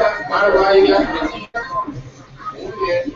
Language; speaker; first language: Spanish; native; Spanish